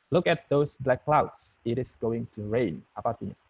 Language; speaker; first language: English; non-native, fluent; Indonesian